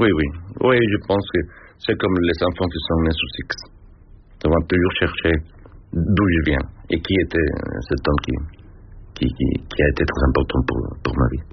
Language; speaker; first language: French; non-native, fluent; Spanish